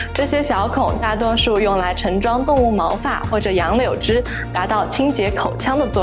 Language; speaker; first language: Chinese; native; Chinese